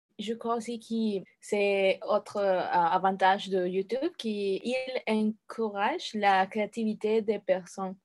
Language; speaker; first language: French; non-native, learner; Spanish